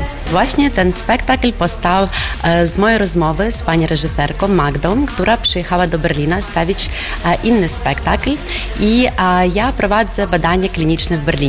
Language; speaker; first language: Polish; non-native, fluent; Ukrainian